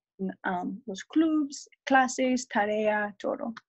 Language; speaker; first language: Spanish; non-native, learner; English